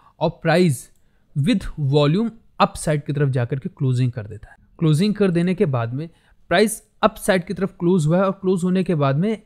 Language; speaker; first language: Hindi; native; Hindi